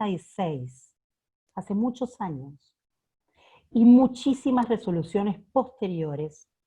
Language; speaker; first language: Spanish; native; Spanish